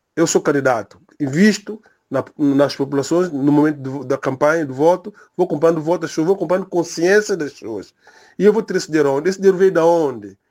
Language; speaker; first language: Portuguese; native; Portuguese